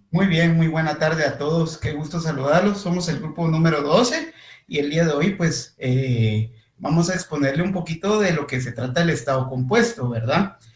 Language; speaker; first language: Spanish; native; Spanish